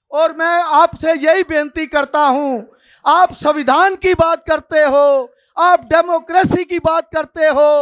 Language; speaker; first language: Hindi; non-native, local second language; Punjabi